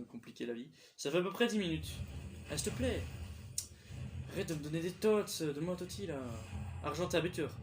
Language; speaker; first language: French; native; French